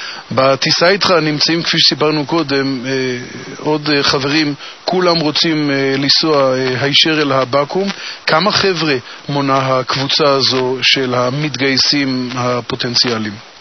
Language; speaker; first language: Hebrew; native; Hebrew